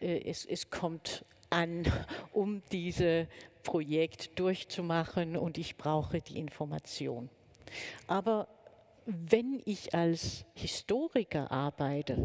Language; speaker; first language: German; non-native, fluent; Danish